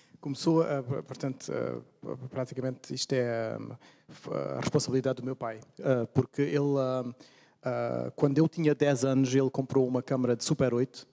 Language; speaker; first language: Portuguese; early bilingual, heritage; Portuguese